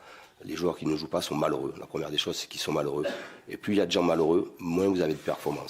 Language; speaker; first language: French; native; French